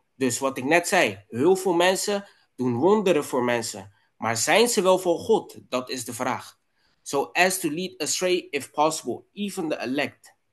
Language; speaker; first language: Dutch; non-native, local second language; Papiamento